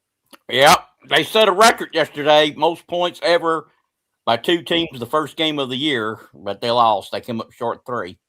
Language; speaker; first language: English; native; English